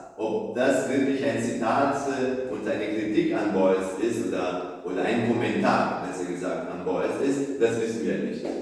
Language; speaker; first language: German; non-native, fluent; Italian